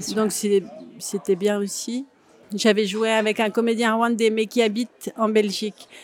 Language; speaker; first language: French; native; French